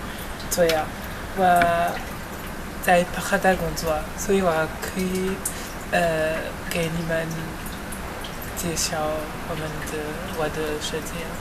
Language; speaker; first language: Chinese; non-native, learner; French